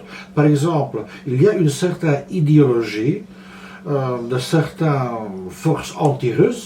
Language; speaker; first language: French; non-native, local second language; Dutch